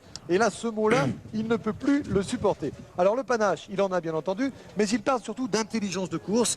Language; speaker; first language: French; native; French